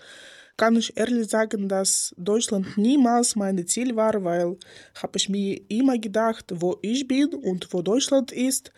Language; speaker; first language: German; non-native, learner; Ukrainian